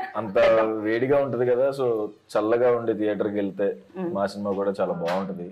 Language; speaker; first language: Telugu; native; Telugu